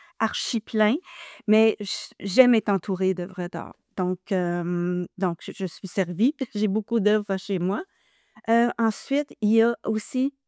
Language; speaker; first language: French; native; French